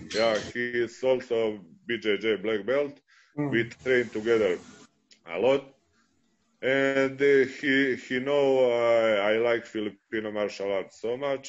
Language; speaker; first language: English; non-native, fluent; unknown